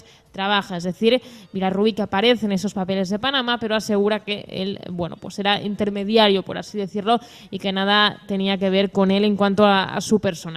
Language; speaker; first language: Spanish; native; Spanish